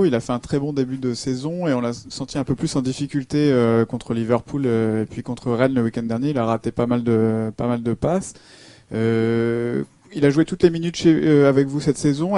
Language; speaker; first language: French; native; French